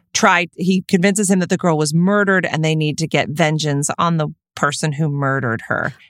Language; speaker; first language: English; native; English